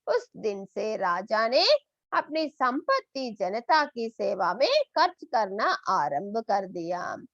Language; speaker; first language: Hindi; non-native, local second language; Telugu